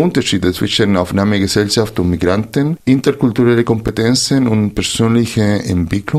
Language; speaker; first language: German; non-native, fluent; Spanish